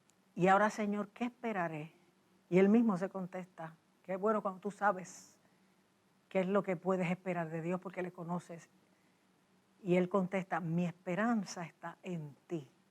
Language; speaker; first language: Spanish; native; Spanish